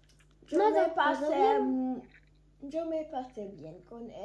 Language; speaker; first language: Spanish; early bilingual, heritage; German